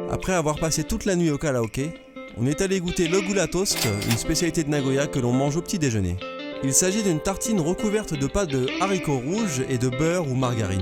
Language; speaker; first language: French; native; French